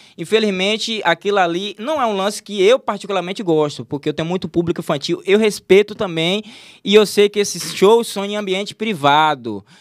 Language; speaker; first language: Portuguese; native; Portuguese